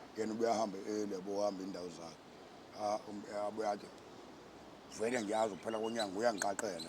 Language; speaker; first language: Zulu; native; Zulu